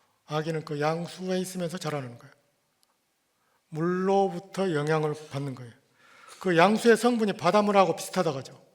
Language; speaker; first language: Korean; native; Korean